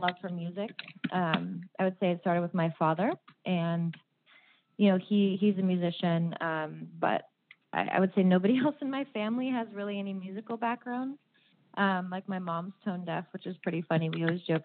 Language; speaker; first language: English; native; English